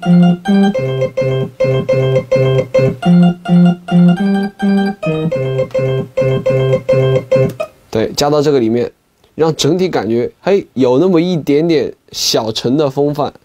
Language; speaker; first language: Chinese; native; Chinese